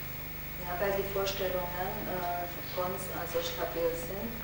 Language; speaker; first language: German; non-native, local second language; Hungarian